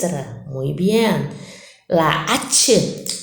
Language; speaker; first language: Spanish; non-native, fluent; Portuguese